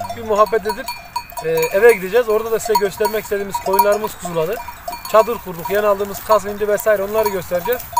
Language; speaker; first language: Turkish; native; Turkish